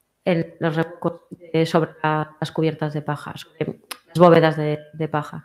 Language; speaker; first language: Spanish; native; Spanish